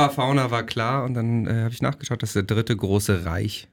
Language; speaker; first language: German; native; German